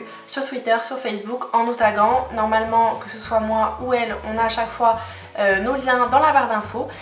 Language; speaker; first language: French; native; French